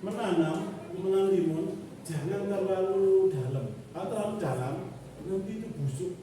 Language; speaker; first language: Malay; non-native, local second language; Javanese